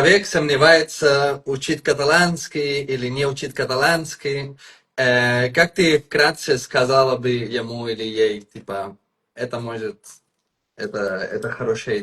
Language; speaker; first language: Russian; non-native, fluent; Catalan